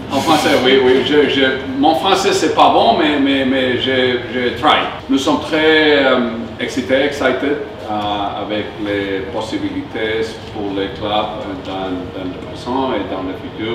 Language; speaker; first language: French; non-native, learner; Spanish